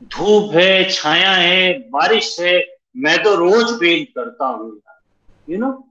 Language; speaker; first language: Hindi; native; Hindi